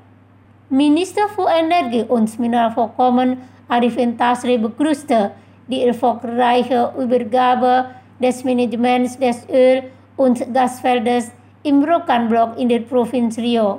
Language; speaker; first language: German; non-native, fluent; Indonesian